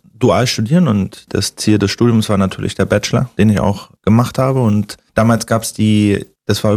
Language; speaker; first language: German; native; German